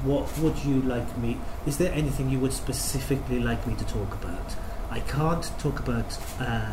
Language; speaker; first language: English; native; English